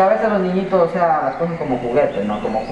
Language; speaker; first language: Spanish; native; Spanish